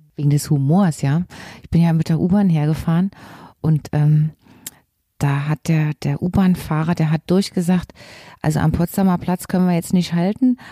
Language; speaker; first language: German; native; German